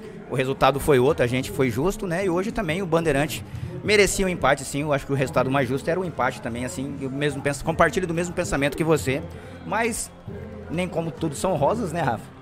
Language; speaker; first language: Portuguese; native; Portuguese